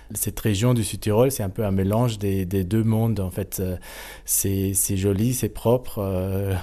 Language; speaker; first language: French; non-native, fluent; German